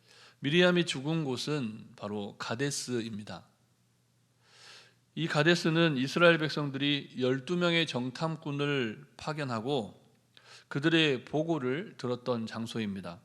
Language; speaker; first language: Korean; native; Korean